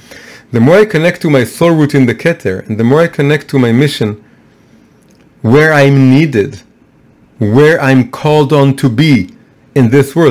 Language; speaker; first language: English; non-native, fluent; Hebrew